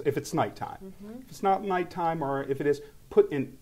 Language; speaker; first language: English; native; English